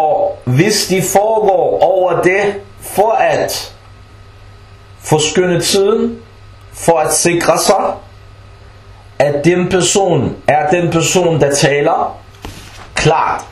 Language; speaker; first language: Danish; early bilingual, other home language; Arabic